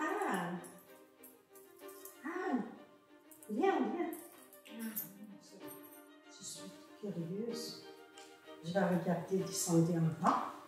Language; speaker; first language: French; non-native, learner; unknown